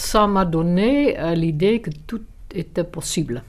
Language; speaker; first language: French; non-native, fluent; Dutch